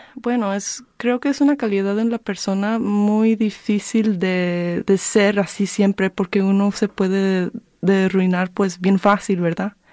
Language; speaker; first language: Spanish; early bilingual, heritage; Spanish